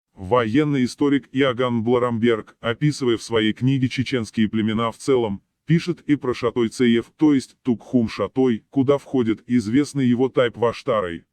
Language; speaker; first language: Russian; non-native, local second language; Chechen